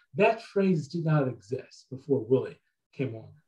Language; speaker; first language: English; native; English